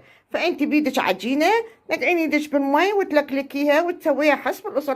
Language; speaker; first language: Arabic; native; Arabic